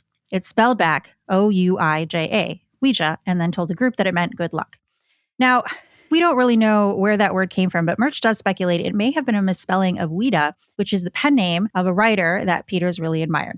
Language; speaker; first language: English; native; English